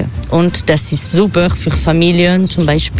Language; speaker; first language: German; non-native, fluent; French